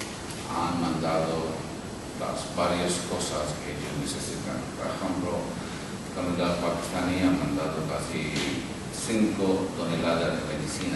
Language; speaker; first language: Spanish; non-native, local second language; Urdu